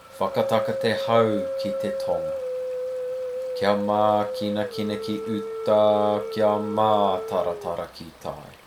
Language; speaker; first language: Māori; non-native, local second language; English